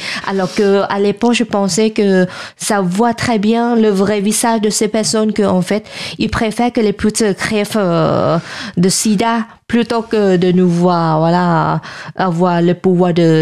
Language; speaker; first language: French; non-native, fluent; Thai